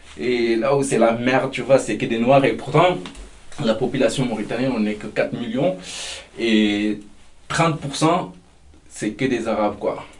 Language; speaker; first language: French; non-native, local second language; Fula